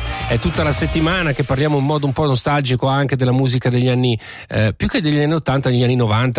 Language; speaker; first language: Italian; native; Italian